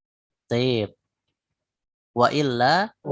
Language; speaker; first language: Arabic; non-native, fluent; Indonesian